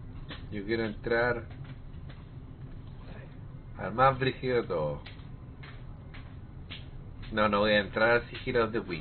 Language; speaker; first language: Spanish; native; Spanish